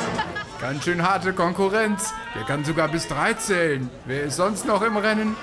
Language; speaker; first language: German; native; German